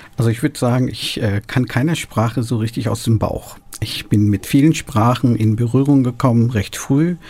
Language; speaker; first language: German; early bilingual, other home language; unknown